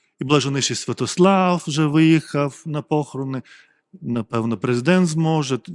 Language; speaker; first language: Ukrainian; non-native, fluent; Lithuanian